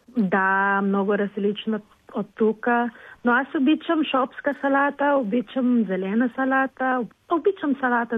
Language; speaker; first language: Bulgarian; non-native, learner; Filipino